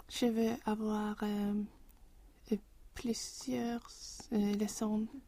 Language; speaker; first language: French; non-native, learner; Swedish